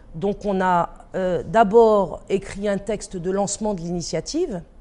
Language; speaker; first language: French; native; French